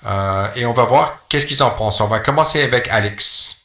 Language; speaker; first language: French; non-native, fluent; English